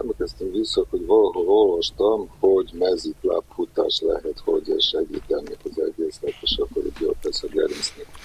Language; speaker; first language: Hungarian; non-native, fluent; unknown